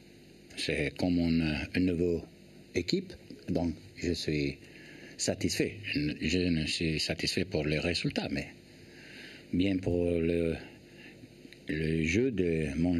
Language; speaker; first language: French; non-native, learner; Italian